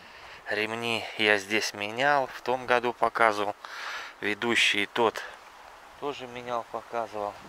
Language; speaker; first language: Russian; native; Russian